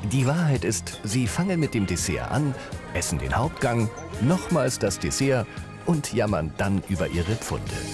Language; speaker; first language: German; native; German